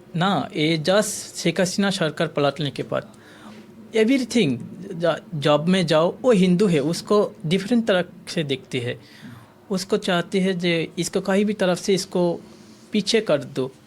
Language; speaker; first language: Hindi; non-native, learner; Bangla